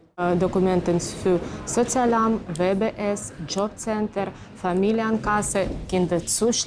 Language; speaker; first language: German; non-native, learner; Ukrainian